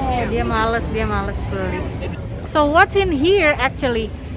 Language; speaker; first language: English; non-native, learner; Indonesian